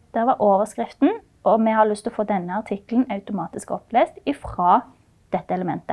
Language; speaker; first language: Norwegian; native; Norwegian